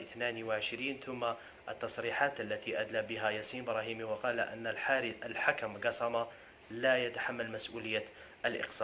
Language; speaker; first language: Arabic; native; Arabic